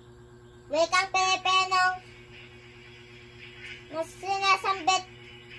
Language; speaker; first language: Filipino; native; Filipino